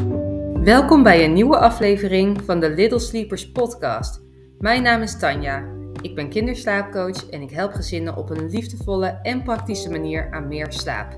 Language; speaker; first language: Dutch; native; Dutch